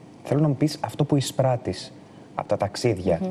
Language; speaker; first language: Greek; native; Greek